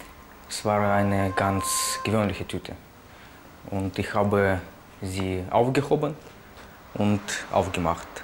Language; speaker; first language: German; non-native, fluent; Ukrainian